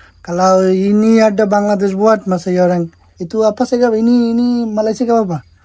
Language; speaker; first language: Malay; non-native, learner; Bangla